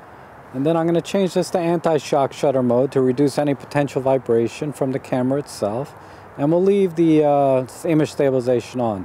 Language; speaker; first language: English; native; English